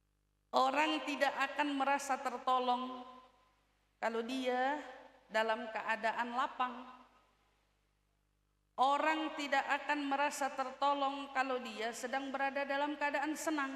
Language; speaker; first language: Indonesian; native; Indonesian